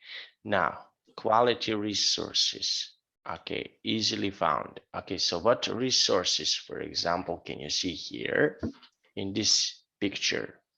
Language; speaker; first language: English; non-native, fluent; Serbian